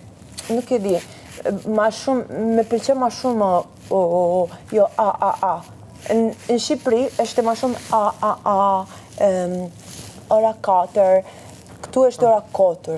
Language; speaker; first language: Albanian; non-native, learner; Italian